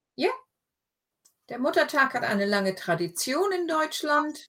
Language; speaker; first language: German; native; German